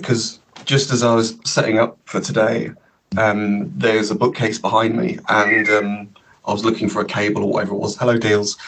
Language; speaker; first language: English; native; English